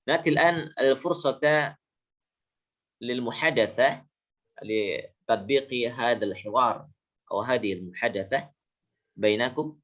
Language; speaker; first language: Arabic; non-native, fluent; Indonesian